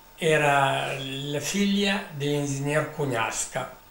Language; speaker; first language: Italian; native; Italian